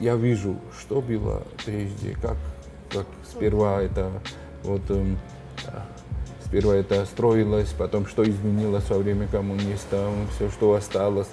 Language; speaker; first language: Russian; non-native, fluent; Georgian